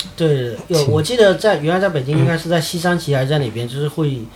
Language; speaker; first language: Chinese; native; Chinese